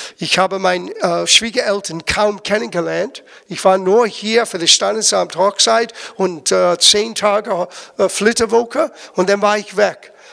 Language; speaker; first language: German; non-native, fluent; English